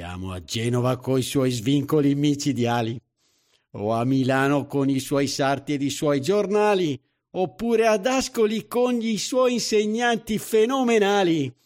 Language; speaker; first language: Italian; native; Italian